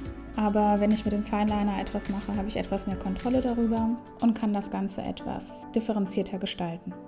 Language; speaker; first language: German; native; German